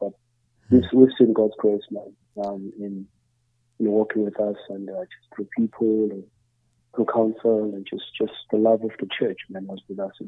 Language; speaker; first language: English; non-native, local second language; Zulu